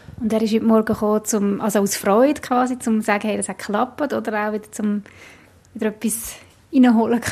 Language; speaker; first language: German; native; German